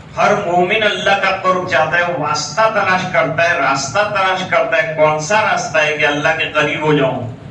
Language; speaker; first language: Urdu; non-native, local second language; Gujarati